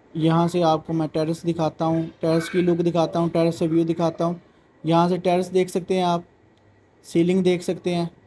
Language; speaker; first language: Urdu; non-native, local second language; Punjabi